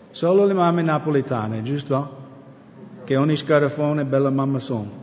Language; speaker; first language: Italian; non-native, fluent; English